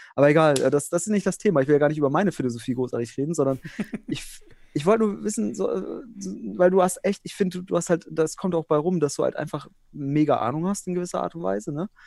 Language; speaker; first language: German; early bilingual, other home language; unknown